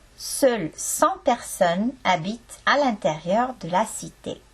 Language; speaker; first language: French; non-native, fluent; Estonian